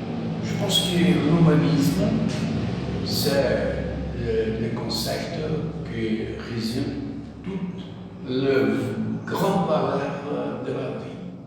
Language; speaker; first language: French; non-native, learner; Portuguese